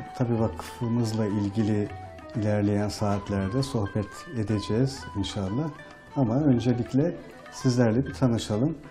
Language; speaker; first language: Turkish; native; Turkish